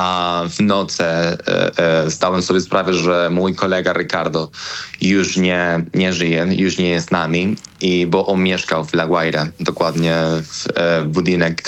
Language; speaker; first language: Polish; non-native, learner; Spanish